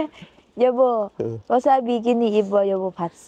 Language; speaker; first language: Korean; non-native, learner; Thai